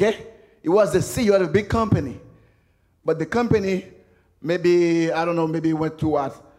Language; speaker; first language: English; non-native, fluent; Haitian Creole